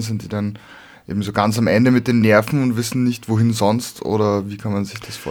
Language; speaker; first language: German; native; German